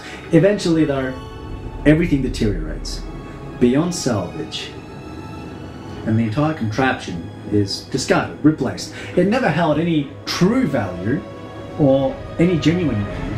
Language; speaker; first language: English; native; English